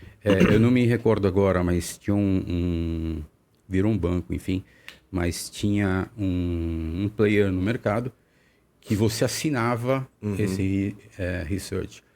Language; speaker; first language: Portuguese; native; Portuguese